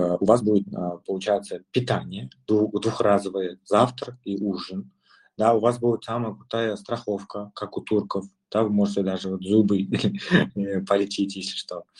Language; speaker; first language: Russian; non-native, local second language; Kazakh